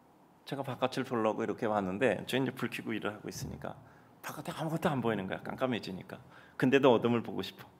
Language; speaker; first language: Korean; native; Korean